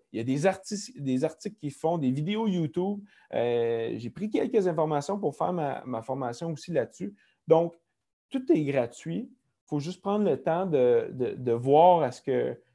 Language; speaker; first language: French; native; French